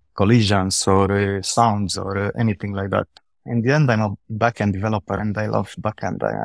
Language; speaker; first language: English; non-native, fluent; Romanian